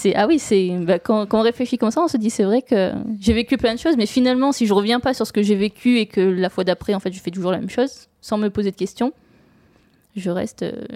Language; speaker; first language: French; native; French